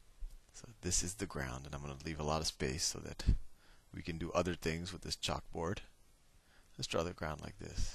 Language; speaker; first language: English; native; English